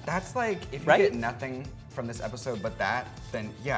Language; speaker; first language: English; native; English